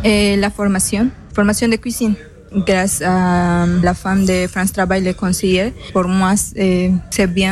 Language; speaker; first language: French; non-native, learner; Spanish